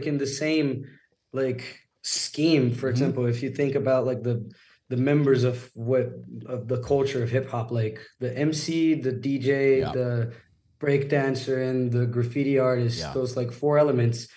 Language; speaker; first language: English; non-native, fluent; Portuguese